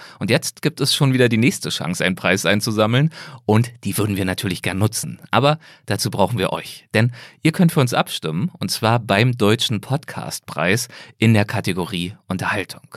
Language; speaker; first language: German; native; German